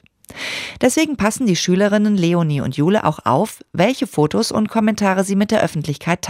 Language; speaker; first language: German; native; German